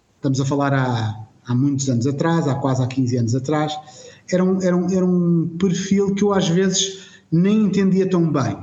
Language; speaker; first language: Portuguese; native; Portuguese